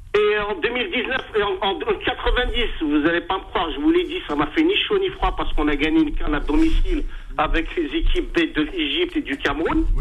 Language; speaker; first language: French; early bilingual, other home language; Arabic